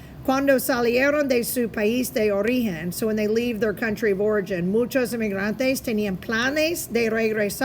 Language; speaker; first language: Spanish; non-native, fluent; English